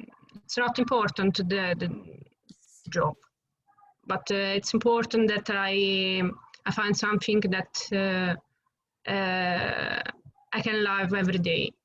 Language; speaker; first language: English; non-native, learner; Italian